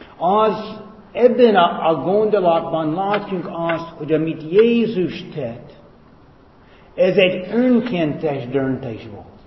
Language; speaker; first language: Hungarian; non-native, fluent; English